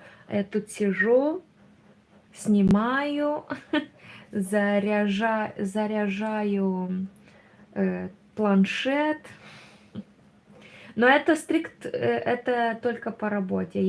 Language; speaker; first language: Russian; non-native, learner; Romanian